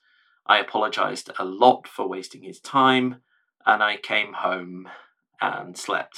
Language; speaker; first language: English; native; English